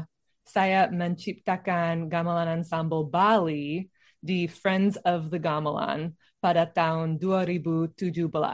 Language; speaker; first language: Indonesian; non-native, learner; English